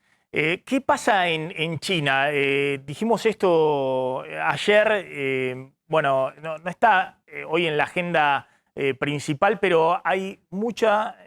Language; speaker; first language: Spanish; native; Spanish